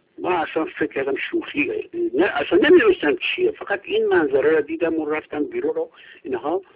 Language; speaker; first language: Persian; non-native, local second language; Kurdish